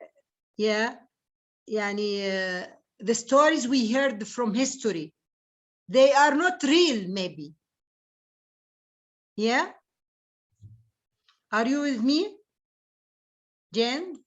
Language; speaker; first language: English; non-native, learner; Arabic